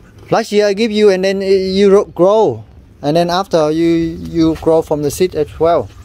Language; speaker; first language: English; non-native, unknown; Vietnamese